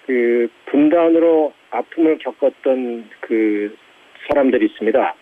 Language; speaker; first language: Korean; native; Korean